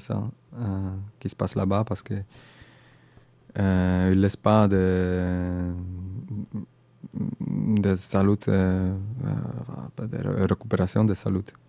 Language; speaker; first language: French; non-native, learner; Indonesian